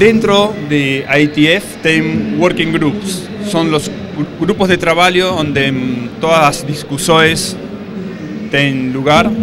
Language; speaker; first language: Portuguese; non-native, learner; Spanish